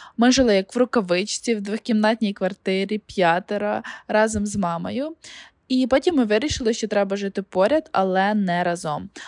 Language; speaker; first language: Ukrainian; native; Ukrainian